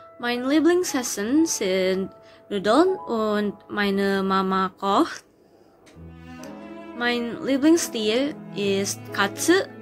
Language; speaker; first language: German; non-native, learner; Indonesian